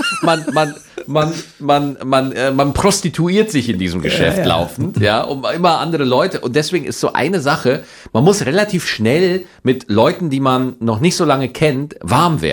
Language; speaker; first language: German; native; German